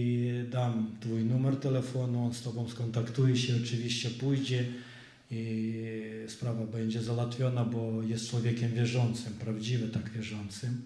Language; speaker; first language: Polish; non-native, fluent; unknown